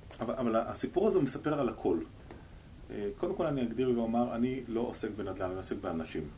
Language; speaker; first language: Hebrew; native; Hebrew